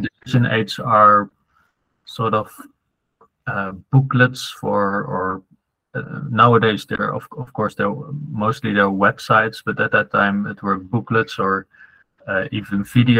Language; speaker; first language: English; non-native, fluent; Dutch